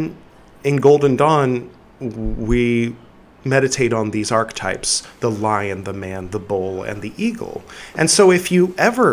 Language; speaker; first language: English; native; English